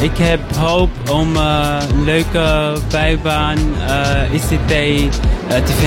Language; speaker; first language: Dutch; non-native, learner; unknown